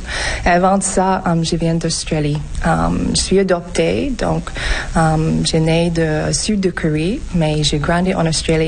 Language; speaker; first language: French; non-native, fluent; English